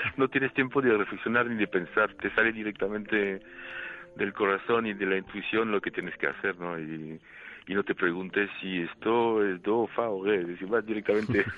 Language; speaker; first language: Spanish; non-native, fluent; French